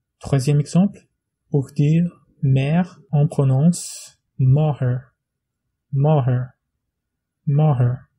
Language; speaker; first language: French; non-native, fluent; Portuguese